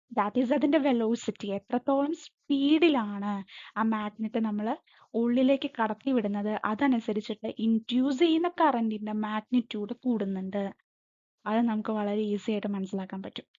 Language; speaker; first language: Malayalam; native; Malayalam